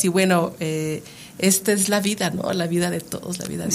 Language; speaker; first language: Spanish; native; Spanish